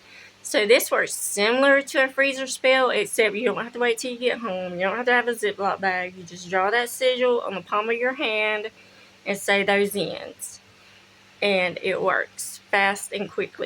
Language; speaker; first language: English; native; English